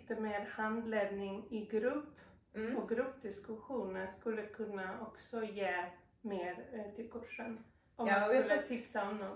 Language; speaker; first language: Swedish; non-native, fluent; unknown